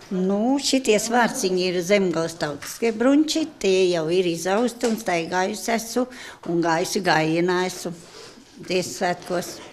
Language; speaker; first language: Latvian; native; Latvian